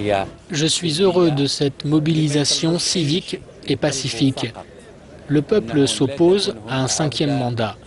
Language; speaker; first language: French; non-native, local second language; Arabic